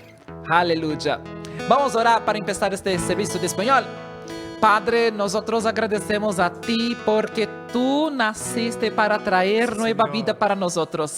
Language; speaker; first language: Spanish; non-native, learner; Portuguese